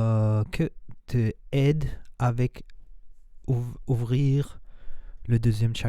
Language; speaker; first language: French; non-native, learner; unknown